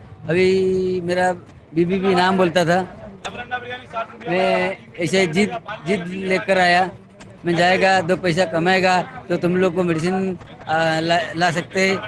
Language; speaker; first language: Hindi; non-native, local second language; Odia